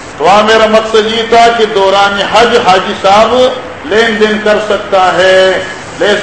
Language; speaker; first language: Urdu; non-native, local second language; Pashto